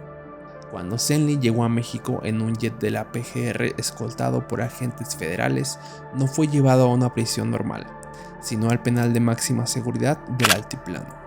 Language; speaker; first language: Spanish; native; Spanish